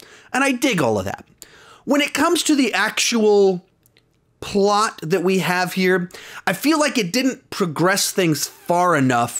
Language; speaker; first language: English; native; English